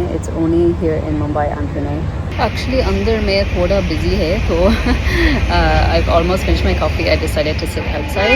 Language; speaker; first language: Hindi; non-native, learner; English